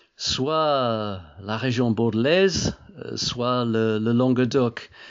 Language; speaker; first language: French; non-native, fluent; English